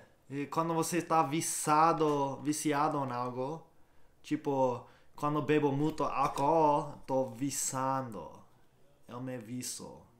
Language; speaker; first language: Portuguese; non-native, fluent; English